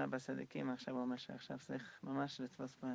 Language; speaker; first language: Hebrew; non-native, fluent; English